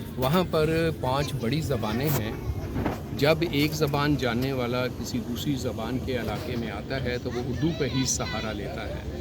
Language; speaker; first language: Urdu; non-native, local second language; Punjabi